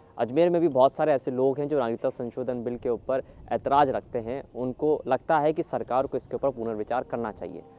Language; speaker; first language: Hindi; native; Hindi